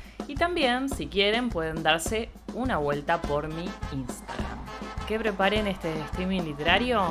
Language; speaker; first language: Spanish; native; Spanish